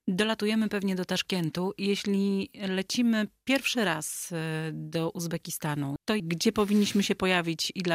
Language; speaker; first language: Polish; native; Polish